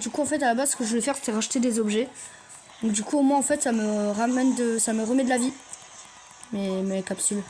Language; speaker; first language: French; native; French